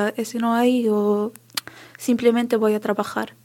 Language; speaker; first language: Spanish; non-native, learner; Arabic